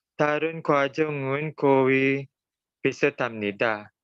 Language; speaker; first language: Korean; non-native, learner; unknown